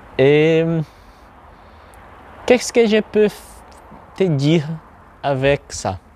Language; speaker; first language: French; non-native, learner; Portuguese